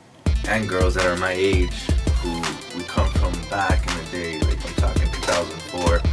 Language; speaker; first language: English; early bilingual, other home language; Spanish